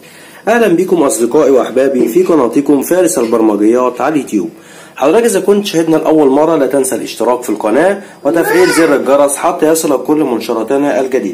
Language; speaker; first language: Arabic; native; Arabic